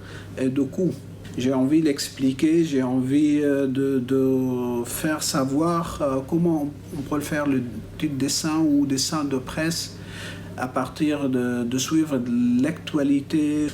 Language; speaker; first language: French; non-native, fluent; Arabic